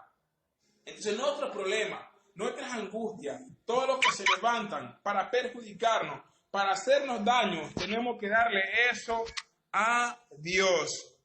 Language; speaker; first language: Spanish; native; Spanish